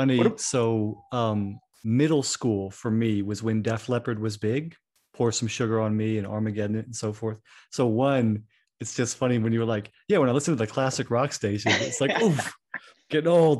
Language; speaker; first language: English; native; English